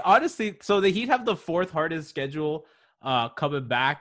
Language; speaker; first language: English; native; English